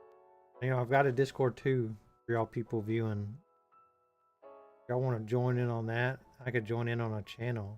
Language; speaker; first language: English; native; English